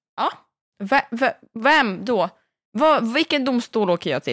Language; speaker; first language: Swedish; native; Swedish